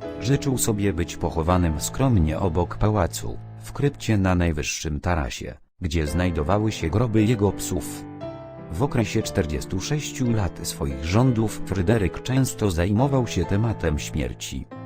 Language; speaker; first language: Polish; native; Polish